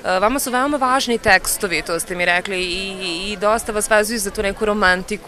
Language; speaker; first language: Serbian; native; Serbian